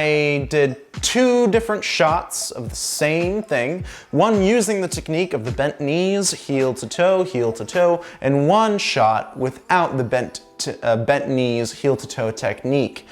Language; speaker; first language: English; native; English